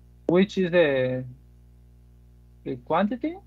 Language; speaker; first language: English; non-native, learner; Spanish